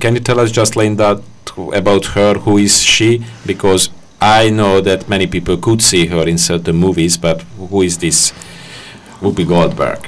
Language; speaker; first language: English; non-native, fluent; Hungarian